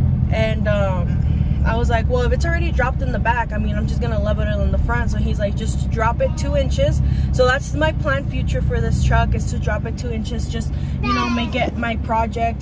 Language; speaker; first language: English; early bilingual, other home language; Spanish